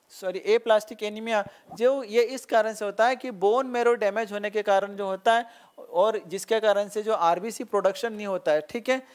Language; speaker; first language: Hindi; non-native, local second language; Marathi